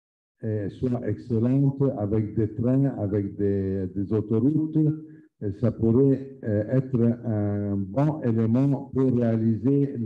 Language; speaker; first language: French; non-native, fluent; Arabic